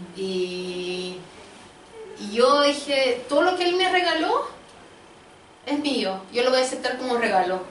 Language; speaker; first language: Spanish; early bilingual, other home language; Portuguese